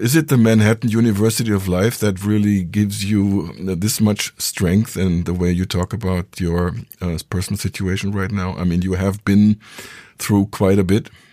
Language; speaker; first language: English; non-native, fluent; German